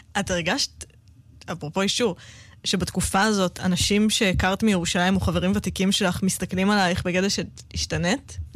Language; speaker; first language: Hebrew; native; Hebrew